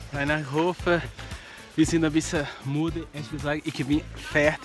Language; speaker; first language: German; non-native, learner; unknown